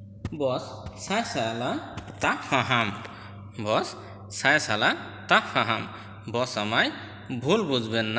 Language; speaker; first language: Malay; non-native, fluent; Bangla